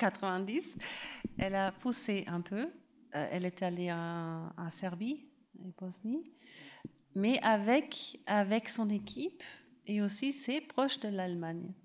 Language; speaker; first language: French; non-native, fluent; German